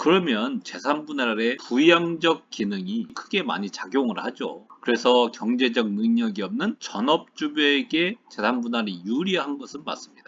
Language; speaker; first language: Korean; native; Korean